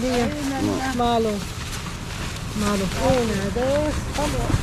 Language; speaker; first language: Spanish; non-native, learner; Filipino